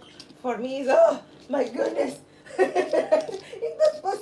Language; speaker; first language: English; non-native, learner; Spanish